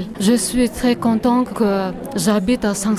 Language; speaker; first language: French; non-native, learner; Kyrgyz